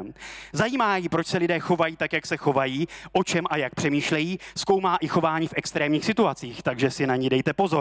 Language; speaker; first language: Czech; native; Czech